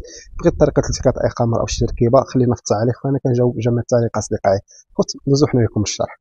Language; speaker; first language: Arabic; native; Arabic